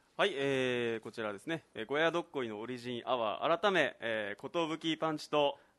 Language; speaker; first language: Japanese; native; Japanese